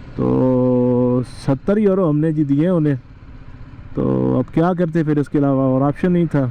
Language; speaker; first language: Urdu; native; Urdu